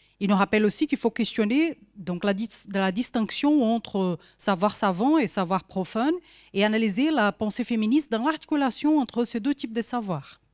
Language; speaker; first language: French; non-native, fluent; Portuguese